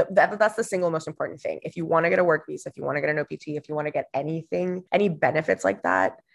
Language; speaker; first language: English; non-native, fluent; Spanish